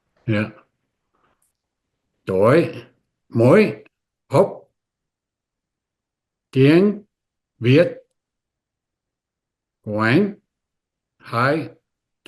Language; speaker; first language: Vietnamese; non-native, learner; English